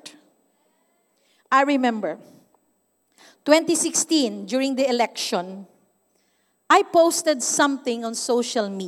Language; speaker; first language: English; non-native, local second language; Cebuano